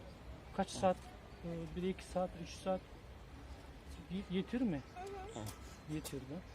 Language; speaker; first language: Turkish; non-native, learner; Kyrgyz